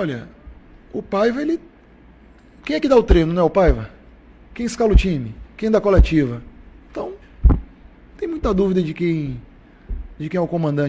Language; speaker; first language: Portuguese; native; Portuguese